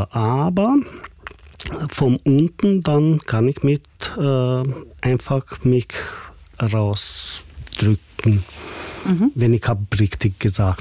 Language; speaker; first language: German; non-native, fluent; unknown